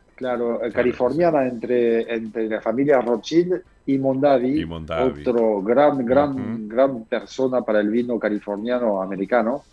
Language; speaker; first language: Spanish; non-native, fluent; French